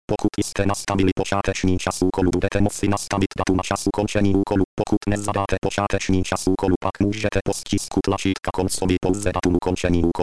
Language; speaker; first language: Czech; native; Czech